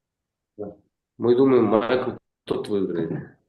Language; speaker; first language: Russian; non-native, local second language; Kazakh